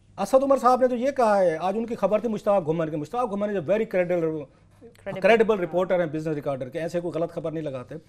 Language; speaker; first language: Urdu; non-native, local second language; Saraiki